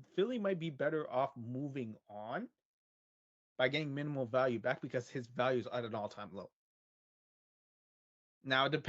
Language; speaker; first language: English; native; English